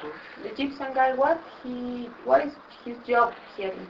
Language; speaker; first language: English; non-native, local second language; Spanish